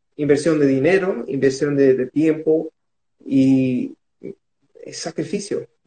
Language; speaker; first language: Spanish; early bilingual, heritage; Spanish